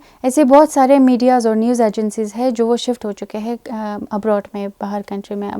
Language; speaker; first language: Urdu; non-native, fluent; Persian